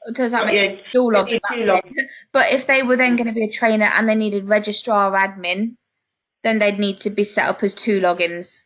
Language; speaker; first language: English; native; English